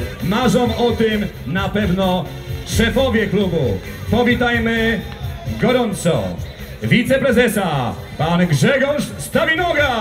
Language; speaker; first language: Polish; native; Polish